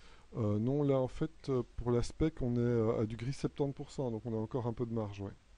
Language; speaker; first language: French; native; French